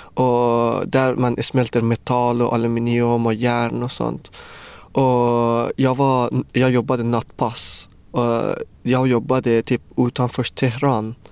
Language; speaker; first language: Swedish; non-native, fluent; Persian